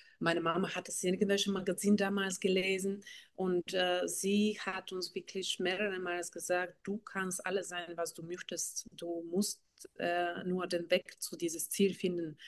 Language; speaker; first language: German; non-native, fluent; Bulgarian